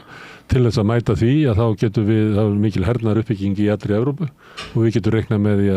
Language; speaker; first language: Icelandic; native; Icelandic